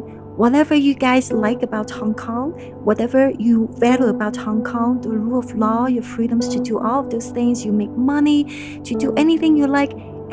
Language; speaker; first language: English; non-native, local second language; Cantonese